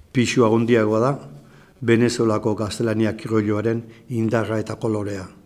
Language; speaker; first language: Basque; native; Basque